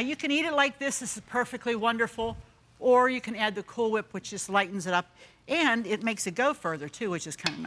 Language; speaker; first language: English; native; English